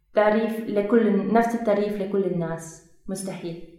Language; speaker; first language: Arabic; non-native, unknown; Dutch